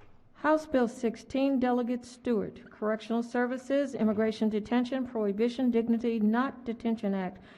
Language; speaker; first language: English; native; English